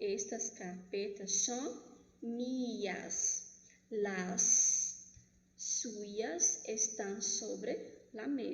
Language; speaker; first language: Spanish; non-native, fluent; Portuguese